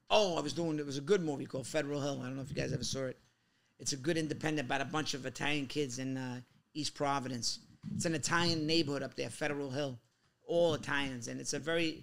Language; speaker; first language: English; native; English